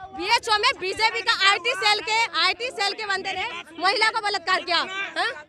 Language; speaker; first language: Hindi; non-native, local second language; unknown